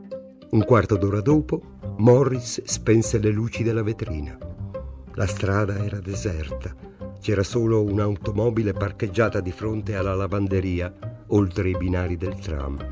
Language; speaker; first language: Italian; native; Italian